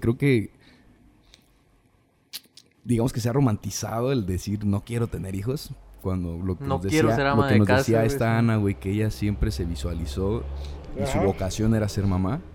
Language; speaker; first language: Spanish; native; Spanish